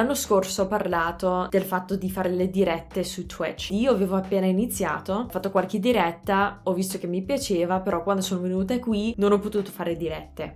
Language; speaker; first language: Italian; non-native, fluent; English